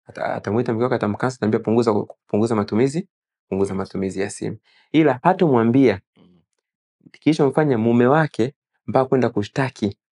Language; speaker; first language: Swahili; native; Swahili